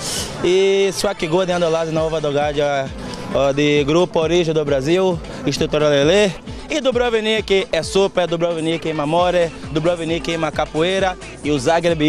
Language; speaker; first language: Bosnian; non-native, learner; Portuguese